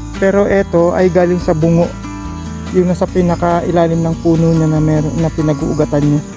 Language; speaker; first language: Filipino; non-native, local second language; Iloko